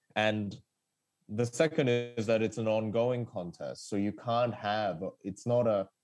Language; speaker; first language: English; early bilingual, other home language; Korean